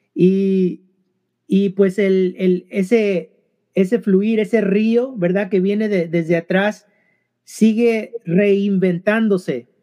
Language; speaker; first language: Spanish; early bilingual, heritage; Spanish